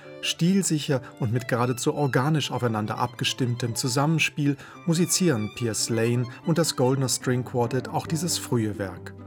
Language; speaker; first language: German; native; German